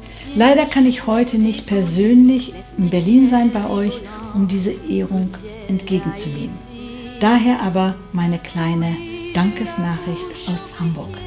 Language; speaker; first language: German; non-native, fluent; Haitian Creole